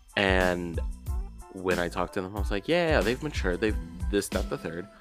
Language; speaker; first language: English; native; English